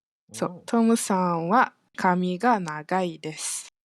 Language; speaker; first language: Japanese; non-native, fluent; Malay